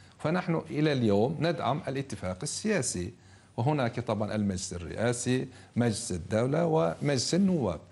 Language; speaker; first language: Arabic; non-native, fluent; Turkish